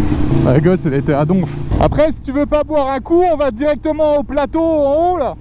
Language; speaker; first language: French; native; French